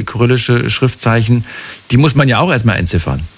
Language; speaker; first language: German; native; German